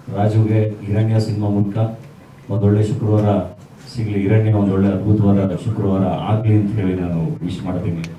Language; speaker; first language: Kannada; native; Kannada